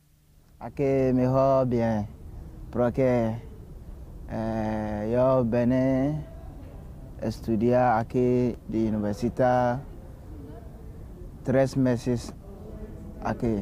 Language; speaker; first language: Spanish; non-native, learner; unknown